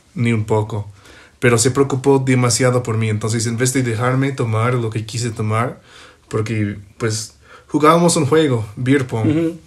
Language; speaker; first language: Spanish; non-native, fluent; English